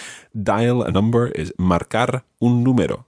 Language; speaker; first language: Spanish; non-native, fluent; English